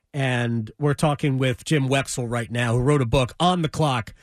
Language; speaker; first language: English; native; English